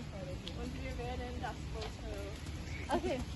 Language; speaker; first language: German; non-native, learner; English